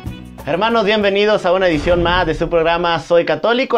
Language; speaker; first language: Spanish; native; Spanish